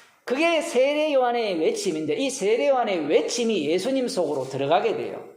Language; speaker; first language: Korean; native; Korean